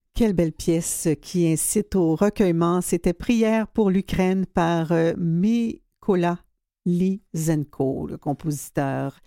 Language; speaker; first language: French; native; French